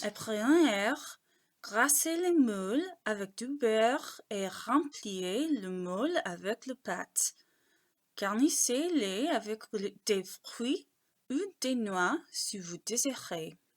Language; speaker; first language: French; non-native, learner; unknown